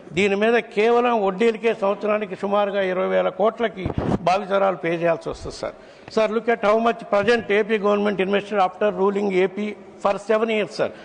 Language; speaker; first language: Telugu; native; Telugu